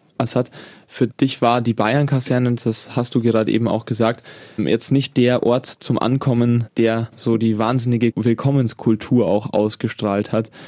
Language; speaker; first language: German; native; German